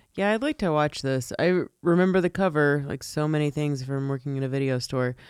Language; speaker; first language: English; early bilingual, other home language; Italian